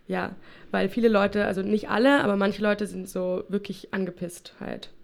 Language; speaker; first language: German; non-native, local second language; Upper Sorbian